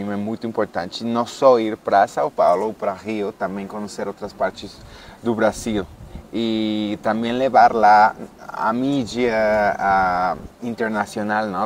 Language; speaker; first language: Portuguese; non-native, fluent; Spanish